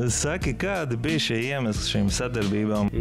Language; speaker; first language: Latvian; native; Latvian